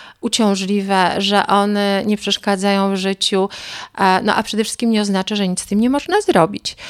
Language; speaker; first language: Polish; native; Polish